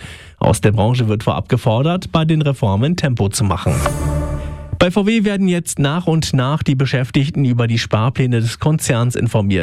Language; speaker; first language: German; native; German